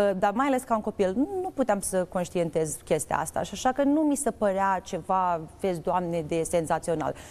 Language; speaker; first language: Romanian; early bilingual, heritage; Romanian